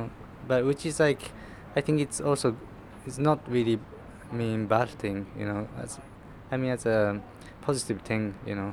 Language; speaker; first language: English; non-native, fluent; Japanese